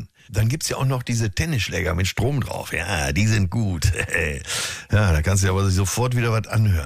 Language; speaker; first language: German; native; German